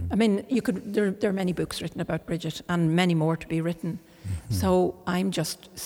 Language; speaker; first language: English; non-native, local second language; Irish